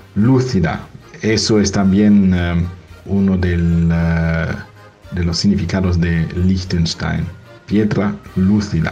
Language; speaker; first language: Spanish; non-native, fluent; German